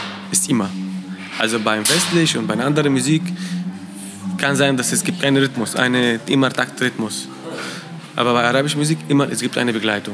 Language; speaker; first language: German; non-native, learner; Arabic